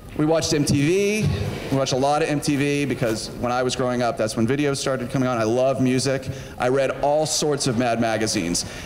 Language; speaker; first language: English; native; English